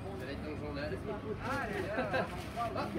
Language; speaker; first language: English; non-native, local second language; Filipino